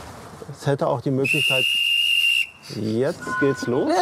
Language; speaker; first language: German; native; German